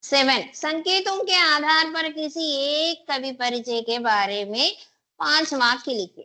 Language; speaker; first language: Hindi; non-native, local second language; Telugu